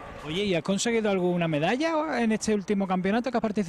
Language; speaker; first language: Spanish; native; Spanish